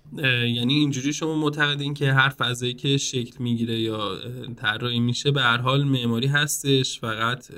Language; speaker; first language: Persian; native; Persian